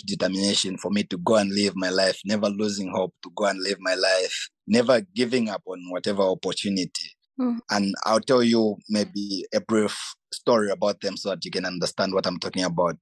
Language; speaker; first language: English; non-native, local second language; Nyanja